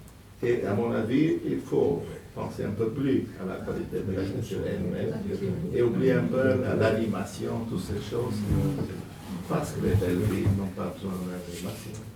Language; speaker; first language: French; non-native, fluent; Portuguese